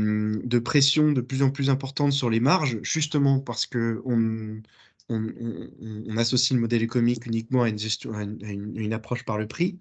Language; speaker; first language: French; native; French